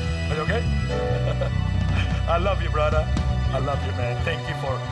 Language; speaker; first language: English; early bilingual, other home language; Spanish